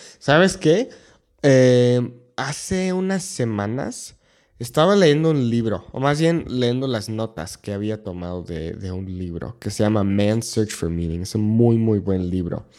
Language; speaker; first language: Spanish; non-native, fluent; English